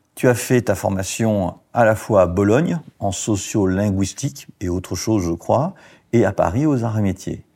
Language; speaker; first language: French; native; French